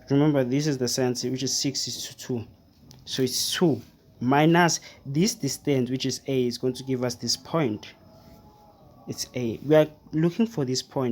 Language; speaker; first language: English; non-native, fluent; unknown